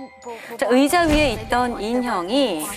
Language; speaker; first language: Korean; native; Korean